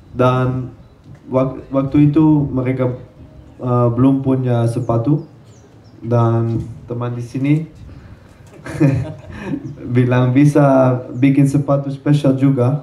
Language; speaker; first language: Indonesian; non-native, learner; Dutch